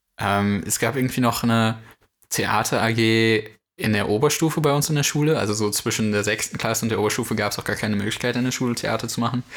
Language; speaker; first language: German; native; German